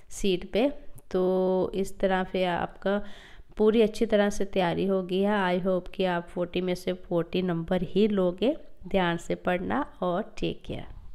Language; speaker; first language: Hindi; non-native, local second language; Punjabi